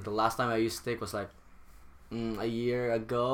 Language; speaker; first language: English; non-native, local second language; Filipino